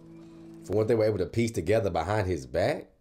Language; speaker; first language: English; native; English